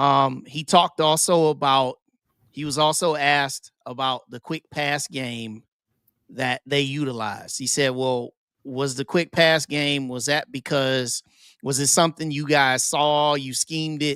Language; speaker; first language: English; native; English